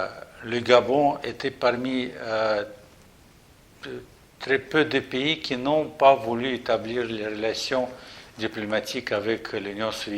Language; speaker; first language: French; non-native, fluent; Russian